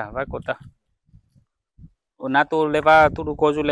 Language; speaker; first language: Portuguese; non-native, learner; Vietnamese